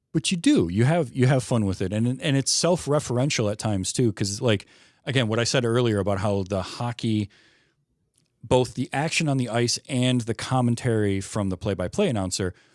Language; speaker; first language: English; native; English